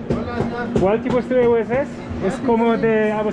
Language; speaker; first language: Spanish; non-native, learner; German